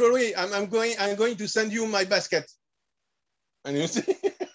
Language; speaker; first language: English; non-native, learner; French